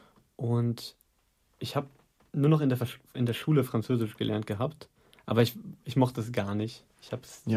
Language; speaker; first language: German; native; German